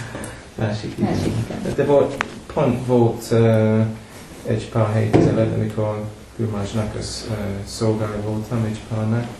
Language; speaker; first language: Hungarian; non-native, learner; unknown